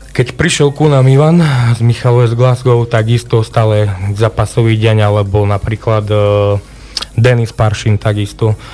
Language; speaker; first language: Slovak; native; Slovak